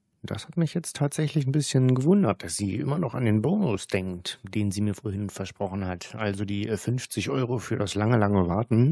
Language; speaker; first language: German; native; German